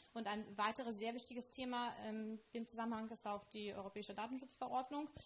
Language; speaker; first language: German; non-native, fluent; Lithuanian